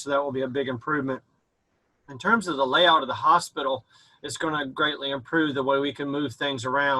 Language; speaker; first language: English; native; English